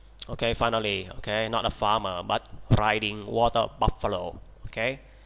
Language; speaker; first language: English; non-native, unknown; Vietnamese